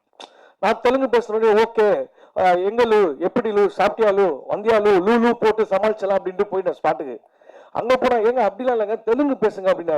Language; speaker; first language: Tamil; native; Tamil